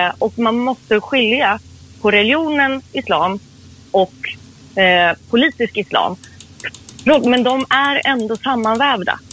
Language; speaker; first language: Swedish; early bilingual, other home language; Persian